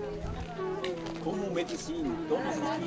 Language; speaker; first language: Portuguese; non-native, learner; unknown